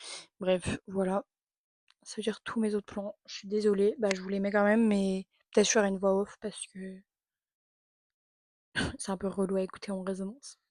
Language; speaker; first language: French; native; French